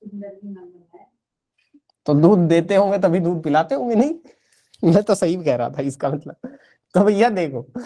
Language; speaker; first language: Hindi; native; Hindi